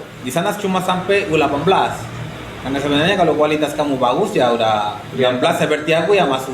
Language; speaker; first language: Indonesian; non-native, fluent; Spanish